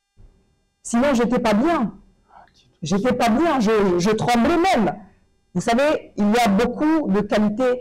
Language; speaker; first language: French; native; French